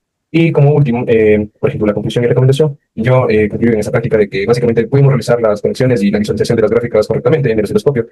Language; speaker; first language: Spanish; native; Spanish